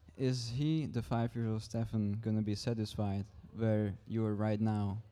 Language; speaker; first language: English; non-native, fluent; Czech